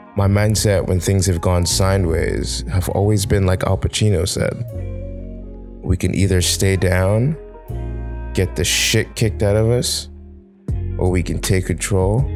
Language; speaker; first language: English; non-native, local second language; Yoruba